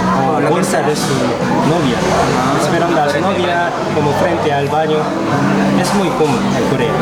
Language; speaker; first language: Spanish; non-native, fluent; Korean